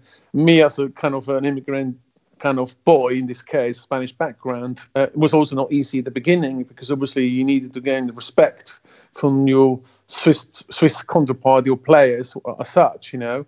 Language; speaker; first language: English; non-native, fluent; German